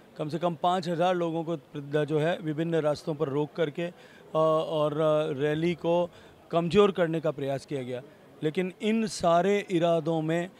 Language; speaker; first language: Hindi; native; Hindi